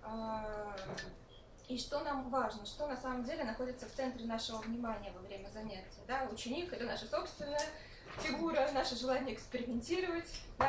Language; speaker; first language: Russian; native; Russian